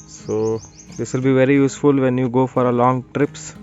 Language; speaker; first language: English; non-native, local second language; Kannada